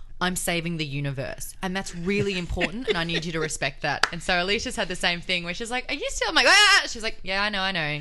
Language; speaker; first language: English; native; English